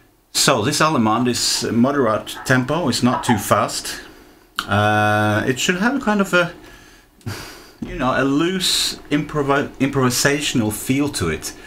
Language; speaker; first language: English; non-native, fluent; Norwegian